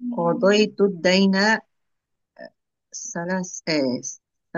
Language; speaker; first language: Arabic; non-native, learner; Indonesian